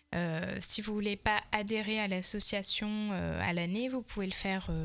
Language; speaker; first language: French; native; French